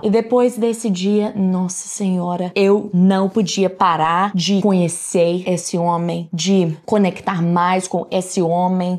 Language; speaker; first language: Portuguese; non-native, fluent; English